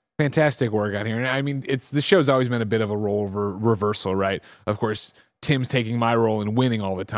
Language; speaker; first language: English; native; English